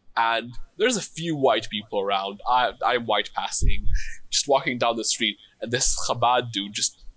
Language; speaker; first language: English; non-native, fluent; Hebrew